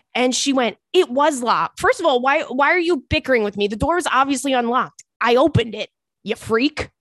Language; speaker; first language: English; native; English